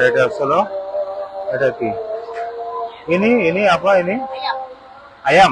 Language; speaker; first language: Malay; non-native, learner; Bangla